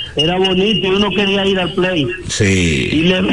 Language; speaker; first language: Spanish; native; Spanish